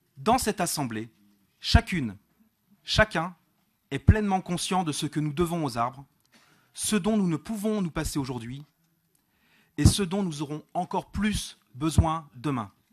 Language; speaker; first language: French; native; French